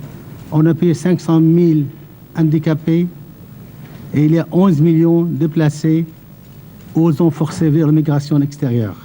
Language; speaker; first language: French; non-native, fluent; Arabic